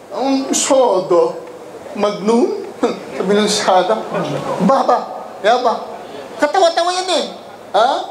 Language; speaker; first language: Filipino; non-native, local second language; Cebuano